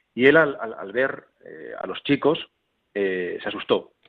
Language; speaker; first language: Spanish; native; Spanish